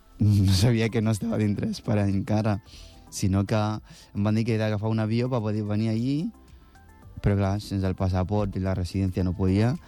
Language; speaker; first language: Catalan; non-native, fluent; Akan